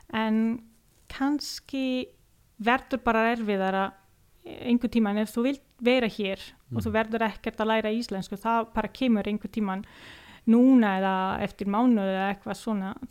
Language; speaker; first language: Icelandic; non-native, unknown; Italian